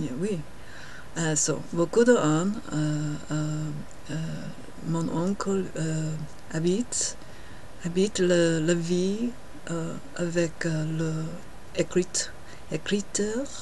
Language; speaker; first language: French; non-native, learner; English